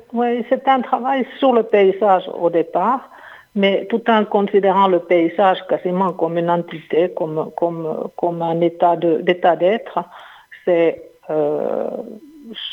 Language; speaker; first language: French; non-native, fluent; Finnish